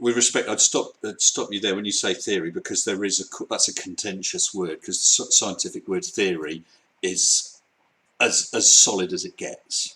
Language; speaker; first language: English; native; English